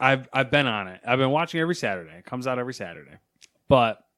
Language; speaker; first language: English; native; English